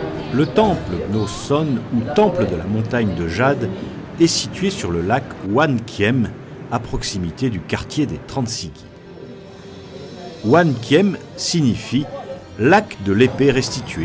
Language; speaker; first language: French; native; French